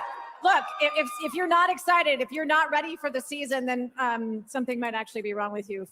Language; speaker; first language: English; native; English